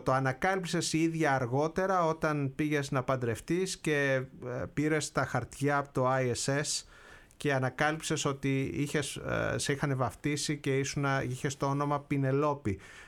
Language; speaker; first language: Greek; native; Greek